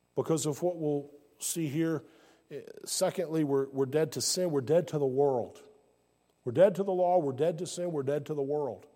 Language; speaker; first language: English; native; English